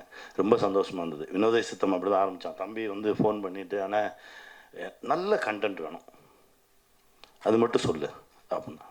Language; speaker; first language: Tamil; native; Tamil